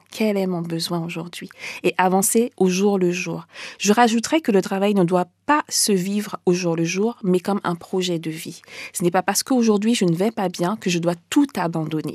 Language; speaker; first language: French; native; French